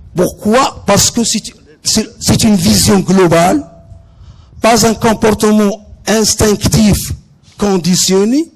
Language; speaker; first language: French; non-native, local second language; Arabic